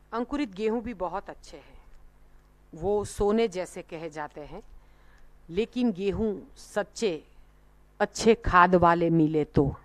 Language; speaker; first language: Hindi; non-native, local second language; Gujarati